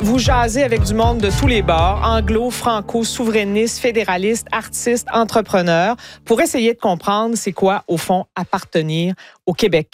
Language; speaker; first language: French; native; French